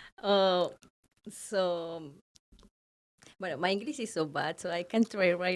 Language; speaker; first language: English; non-native, learner; Spanish